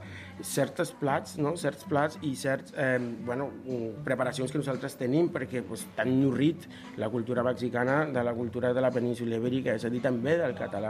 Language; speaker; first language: Catalan; non-native, fluent; Spanish